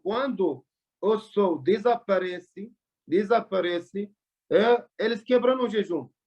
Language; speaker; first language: Portuguese; non-native, learner; Arabic